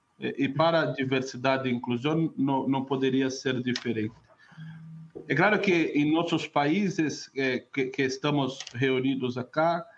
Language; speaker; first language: Spanish; non-native, learner; Portuguese